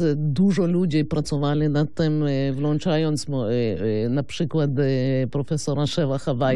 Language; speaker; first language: Polish; non-native, fluent; Lithuanian